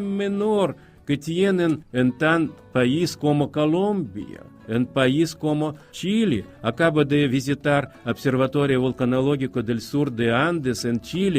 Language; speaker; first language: Spanish; non-native, fluent; Russian